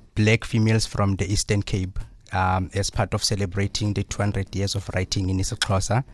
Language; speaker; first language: English; non-native, local second language; Southern Sotho